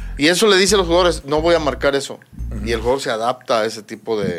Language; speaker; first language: Spanish; native; Spanish